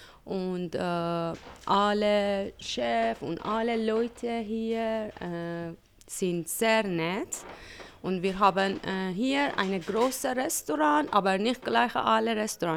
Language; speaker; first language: German; non-native, learner; Persian